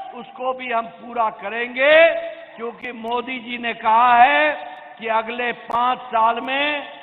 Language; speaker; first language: Hindi; native; Hindi